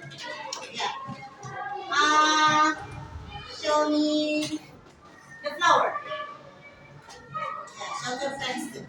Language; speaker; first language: English; non-native, learner; Indonesian